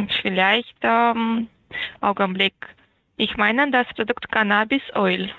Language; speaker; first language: German; non-native, learner; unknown